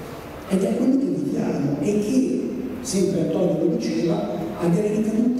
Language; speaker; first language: Italian; native; Italian